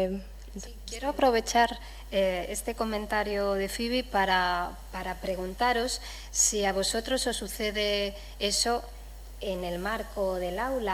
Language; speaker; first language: Spanish; native; Spanish